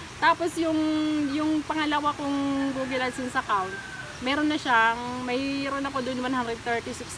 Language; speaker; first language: Filipino; non-native, local second language; Waray